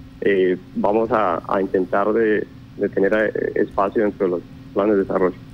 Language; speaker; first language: Spanish; native; Spanish